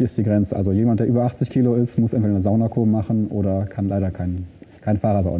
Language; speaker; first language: German; native; German